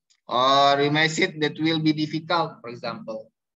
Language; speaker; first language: English; non-native, fluent; Indonesian